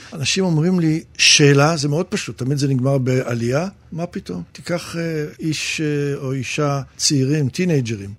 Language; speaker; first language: Hebrew; early bilingual, other home language; English